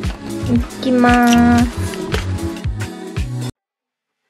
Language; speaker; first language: Japanese; native; Japanese